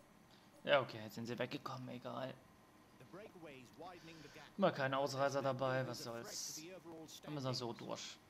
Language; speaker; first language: German; native; German